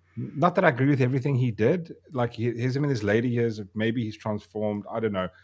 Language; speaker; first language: English; native; English